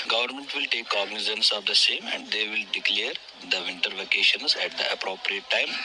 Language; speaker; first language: Urdu; non-native, local second language; Kashmiri